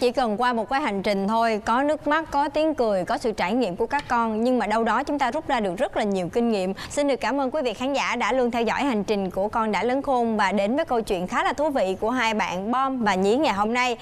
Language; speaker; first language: Vietnamese; native; Vietnamese